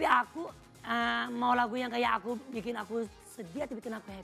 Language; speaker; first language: Indonesian; non-native, fluent; Thai